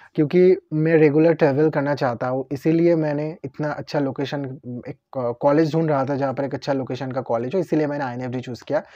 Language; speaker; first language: Hindi; non-native, local second language; Bangla